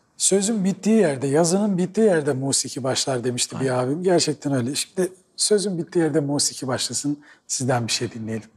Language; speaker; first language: Turkish; native; Turkish